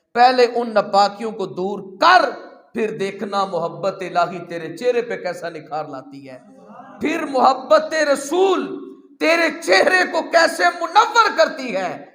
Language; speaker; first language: Urdu; non-native, local second language; Punjabi